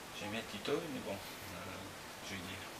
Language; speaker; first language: French; non-native, local second language; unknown